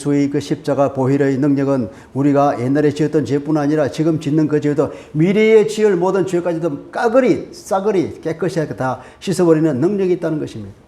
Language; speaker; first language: Korean; native; Korean